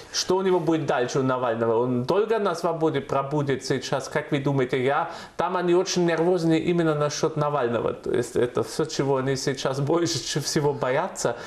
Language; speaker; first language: Russian; non-native, fluent; German